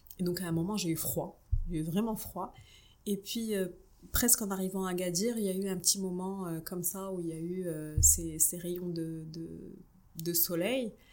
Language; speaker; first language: French; non-native, local second language; Arabic